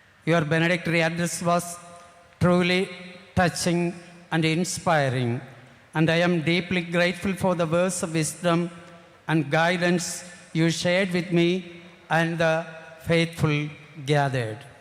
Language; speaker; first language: English; non-native, local second language; Malayalam